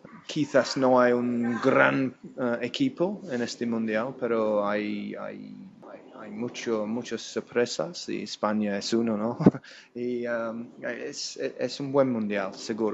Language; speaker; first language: Spanish; non-native, fluent; English